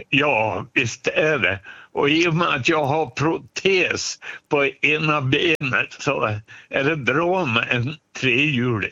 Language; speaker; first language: Swedish; native; Swedish